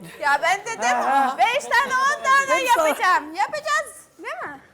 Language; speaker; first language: Turkish; non-native, learner; Russian